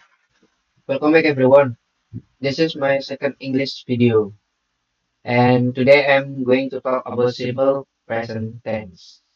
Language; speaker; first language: English; non-native, learner; Indonesian